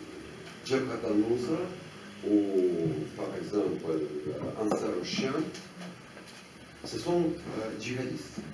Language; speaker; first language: French; non-native, fluent; Russian